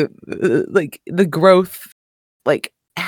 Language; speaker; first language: English; native; English